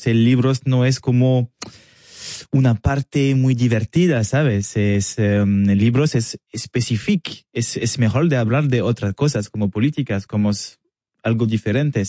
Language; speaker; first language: Spanish; non-native, learner; French